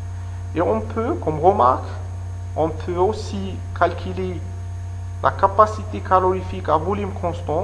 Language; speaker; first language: French; non-native, local second language; Arabic